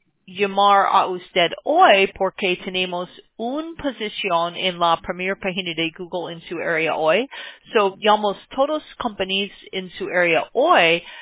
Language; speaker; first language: Spanish; non-native, learner; English